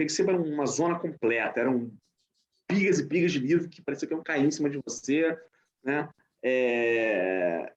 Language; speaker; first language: Portuguese; native; Portuguese